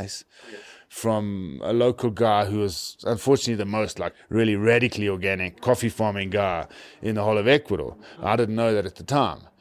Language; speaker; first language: English; native; English